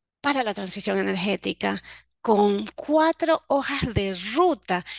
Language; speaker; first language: Spanish; native; Spanish